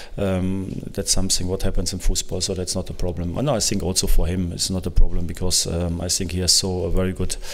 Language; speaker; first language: English; non-native, fluent; German